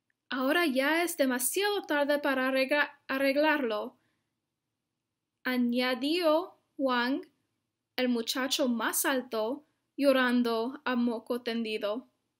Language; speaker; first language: Spanish; non-native, fluent; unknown